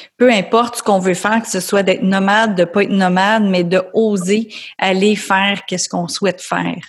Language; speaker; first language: French; native; French